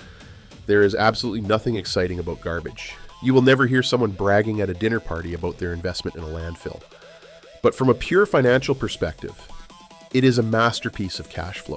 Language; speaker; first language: English; native; English